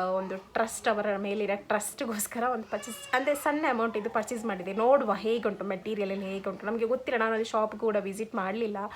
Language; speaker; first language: Kannada; non-native, local second language; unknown